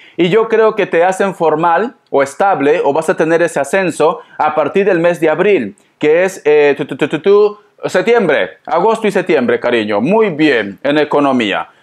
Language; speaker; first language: Spanish; native; Spanish